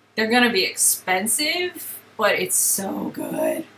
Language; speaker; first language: English; native; English